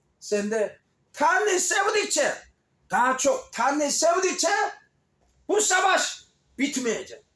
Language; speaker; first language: Turkish; non-native, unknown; Korean